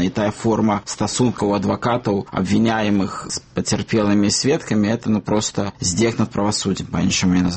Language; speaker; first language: Belarusian; native; Belarusian